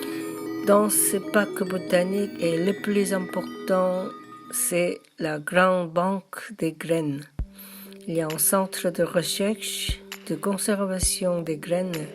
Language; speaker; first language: French; non-native, learner; Korean